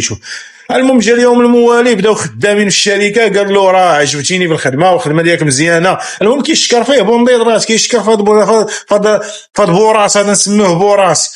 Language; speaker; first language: Arabic; native; Arabic